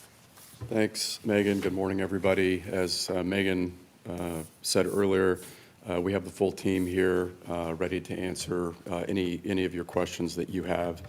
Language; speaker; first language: English; native; English